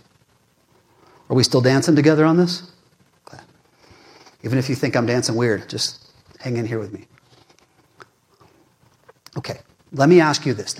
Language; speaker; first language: English; native; English